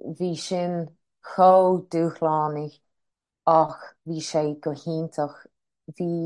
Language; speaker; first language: Irish; non-native, local second language; English